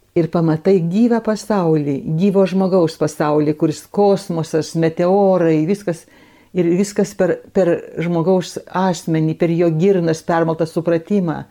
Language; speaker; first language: Lithuanian; native; Lithuanian